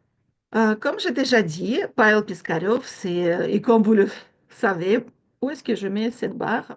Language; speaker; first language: French; non-native, fluent; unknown